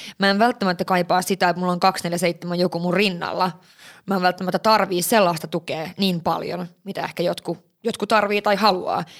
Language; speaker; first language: Finnish; early bilingual, heritage; Finnish